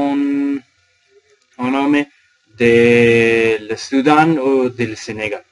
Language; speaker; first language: French; non-native, learner; Spanish